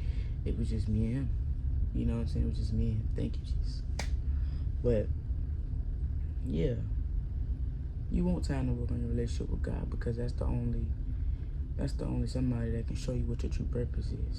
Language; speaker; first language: English; native; English